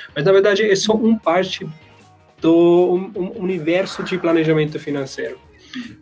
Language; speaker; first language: Portuguese; non-native, learner; German